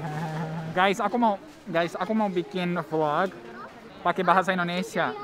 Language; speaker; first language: Indonesian; non-native, learner; German